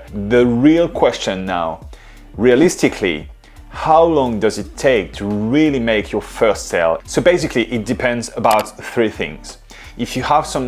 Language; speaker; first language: English; non-native, fluent; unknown